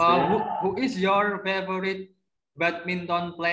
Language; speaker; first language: English; non-native, learner; Indonesian